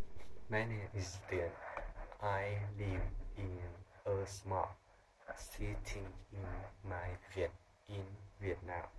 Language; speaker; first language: English; non-native, learner; Vietnamese